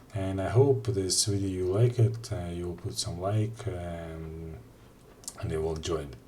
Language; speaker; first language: English; non-native, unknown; Russian